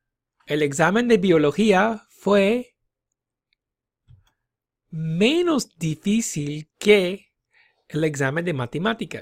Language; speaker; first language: Spanish; non-native, fluent; English